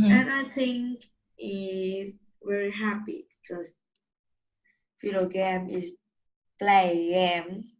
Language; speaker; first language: English; non-native, learner; Vietnamese